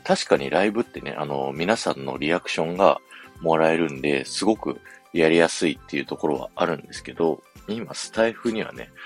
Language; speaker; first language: Japanese; native; Japanese